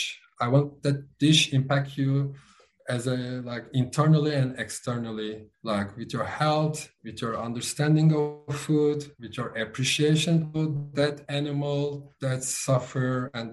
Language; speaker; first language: English; non-native, fluent; Turkish